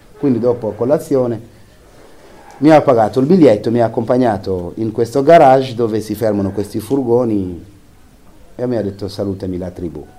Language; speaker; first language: Italian; non-native, fluent; Wolof